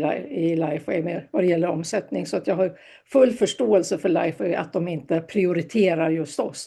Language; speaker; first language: Swedish; native; Swedish